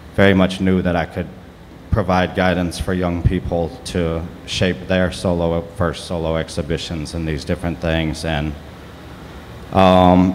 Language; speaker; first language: English; native; English